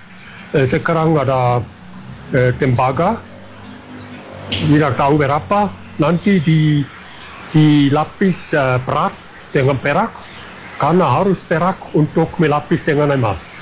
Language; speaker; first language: Indonesian; non-native, fluent; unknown